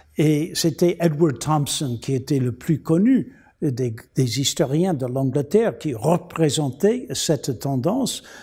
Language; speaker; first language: French; non-native, fluent; English